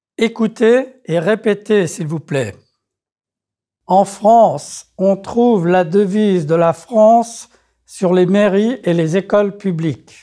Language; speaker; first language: French; native; French